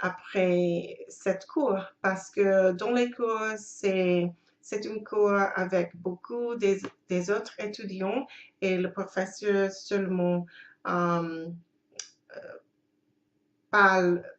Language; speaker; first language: French; non-native, learner; English